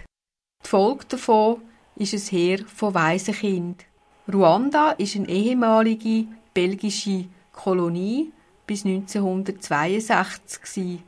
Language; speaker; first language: German; native; German